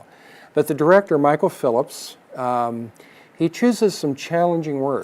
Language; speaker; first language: English; native; English